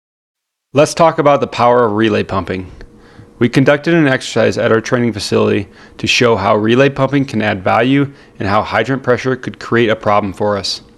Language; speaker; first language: English; native; English